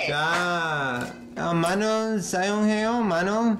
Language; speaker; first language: Korean; non-native, learner; English